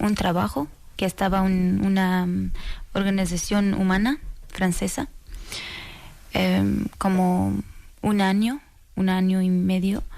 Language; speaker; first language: Spanish; non-native, learner; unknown